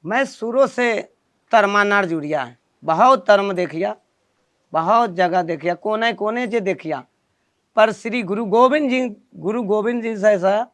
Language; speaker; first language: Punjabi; non-native, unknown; Nepali